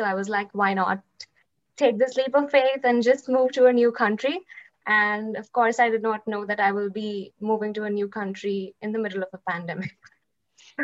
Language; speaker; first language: English; non-native, local second language; Hindi